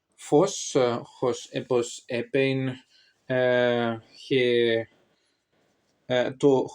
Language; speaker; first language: Greek; non-native, learner; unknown